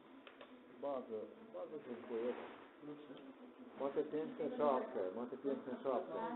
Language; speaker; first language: Polish; non-native, learner; Croatian